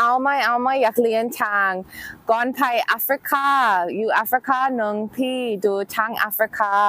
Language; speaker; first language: Thai; non-native, learner; English